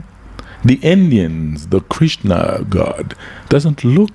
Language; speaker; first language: English; native; English